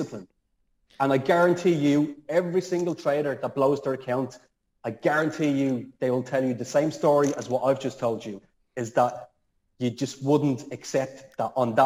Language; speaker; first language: English; native; English